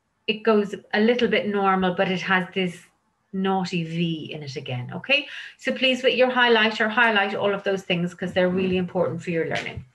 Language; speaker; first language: English; native; English